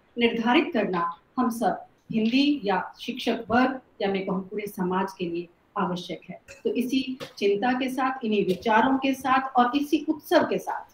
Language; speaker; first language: Hindi; native; Hindi